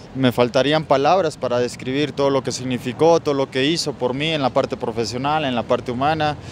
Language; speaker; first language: Spanish; native; Spanish